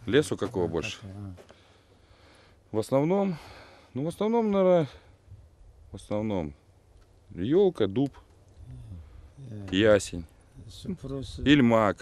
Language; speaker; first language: Russian; native; Russian